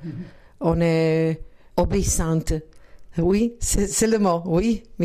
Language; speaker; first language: French; non-native, learner; Croatian